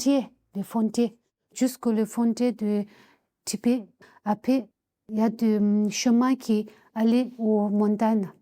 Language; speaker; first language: French; non-native, learner; Tibetan